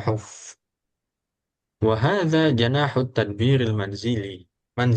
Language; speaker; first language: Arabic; non-native, fluent; Indonesian